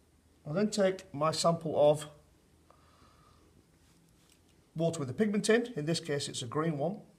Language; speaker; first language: English; native; English